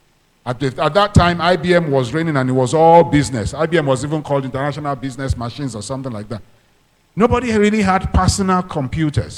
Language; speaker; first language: English; non-native, local second language; Yoruba